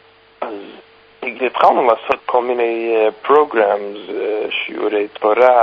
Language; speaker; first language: Hebrew; non-native, fluent; English